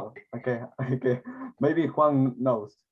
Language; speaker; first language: English; non-native, learner; Spanish